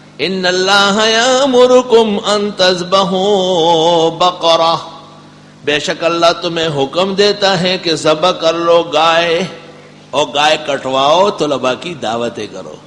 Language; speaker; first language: Urdu; non-native, local second language; Pashto